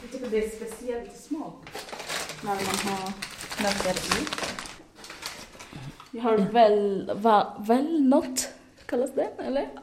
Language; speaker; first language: Swedish; non-native, learner; Arabic